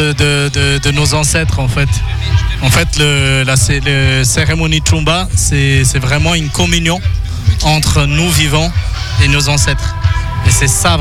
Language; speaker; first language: French; non-native, local second language; Malagasy